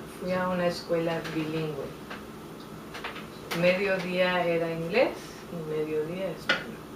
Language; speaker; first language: Spanish; native; Spanish